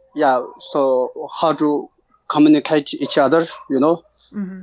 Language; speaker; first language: English; non-native, learner; Tibetan